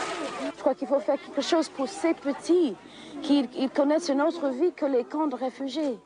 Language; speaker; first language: French; non-native, fluent; English